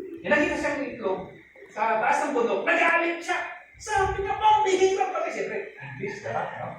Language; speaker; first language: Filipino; non-native, local second language; Hiligaynon